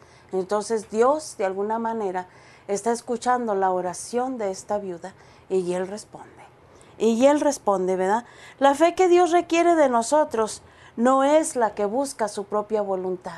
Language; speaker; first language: Spanish; native; Spanish